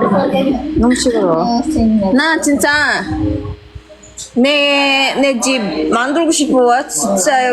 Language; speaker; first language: Korean; non-native, learner; Filipino